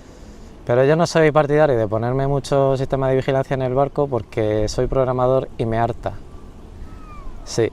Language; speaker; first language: Spanish; native; Spanish